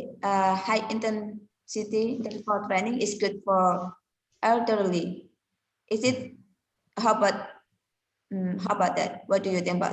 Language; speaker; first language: English; non-native, learner; Indonesian